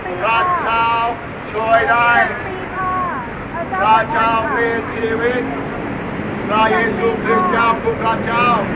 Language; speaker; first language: Thai; non-native, learner; English